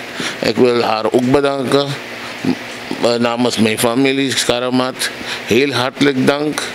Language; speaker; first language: Dutch; non-native, local second language; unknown